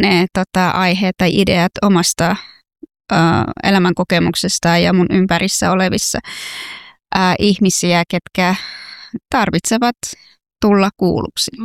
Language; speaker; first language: Finnish; non-native, fluent; Persian